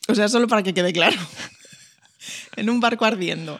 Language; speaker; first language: Spanish; native; Spanish